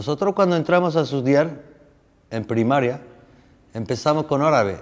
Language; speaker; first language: Spanish; non-native, fluent; Arabic